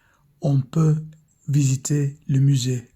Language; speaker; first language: French; non-native, fluent; English